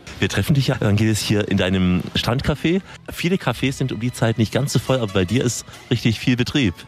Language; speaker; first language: German; native; German